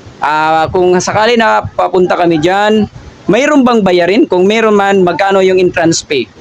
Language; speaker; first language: Filipino; non-native, local second language; Cebuano